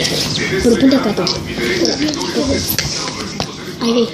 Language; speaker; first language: Spanish; native; Spanish